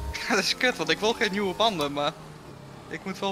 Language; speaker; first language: Dutch; native; Dutch